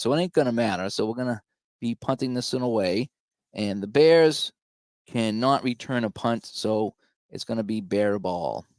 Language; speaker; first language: English; native; English